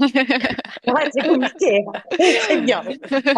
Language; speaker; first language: French; non-native, learner; Greek